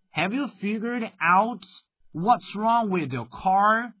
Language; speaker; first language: English; non-native, fluent; Chinese